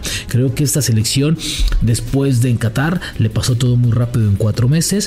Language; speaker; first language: Spanish; native; Spanish